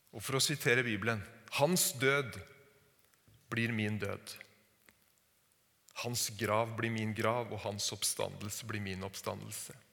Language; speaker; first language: Norwegian; native; Norwegian